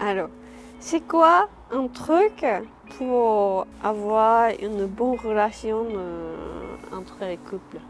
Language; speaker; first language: French; non-native, learner; Japanese